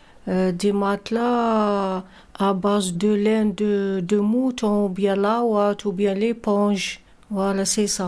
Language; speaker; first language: French; non-native, learner; Arabic